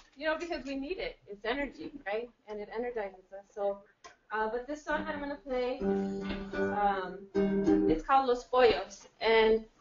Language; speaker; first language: English; native; English